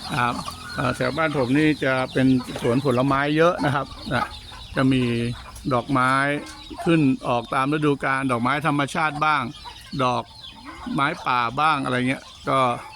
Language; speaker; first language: Thai; native; Thai